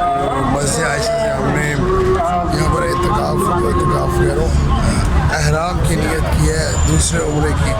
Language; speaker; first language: Urdu; native; Urdu